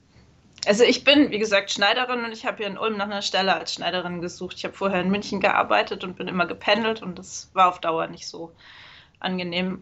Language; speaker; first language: German; native; German